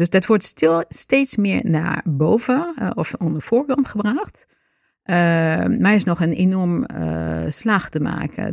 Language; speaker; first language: Dutch; non-native, fluent; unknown